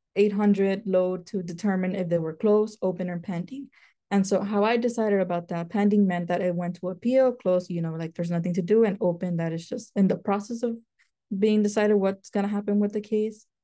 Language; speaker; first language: English; native; English